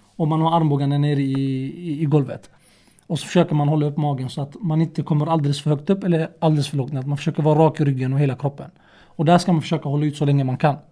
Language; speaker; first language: Swedish; early bilingual, other home language; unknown